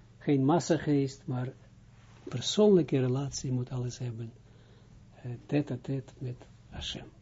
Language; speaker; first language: Dutch; non-native, fluent; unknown